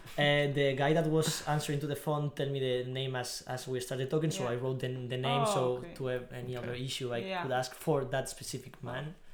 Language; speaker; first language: English; non-native, fluent; Spanish